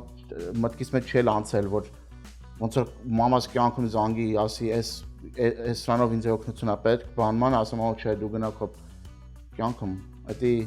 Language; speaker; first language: Armenian; early bilingual, heritage; Armenian